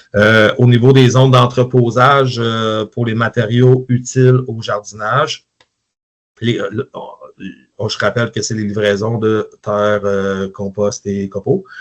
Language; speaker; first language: French; native; French